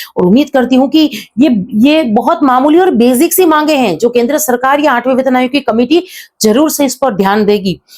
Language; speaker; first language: Hindi; native; Hindi